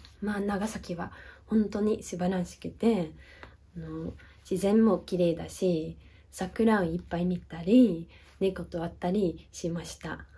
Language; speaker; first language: Japanese; non-native, fluent; Dutch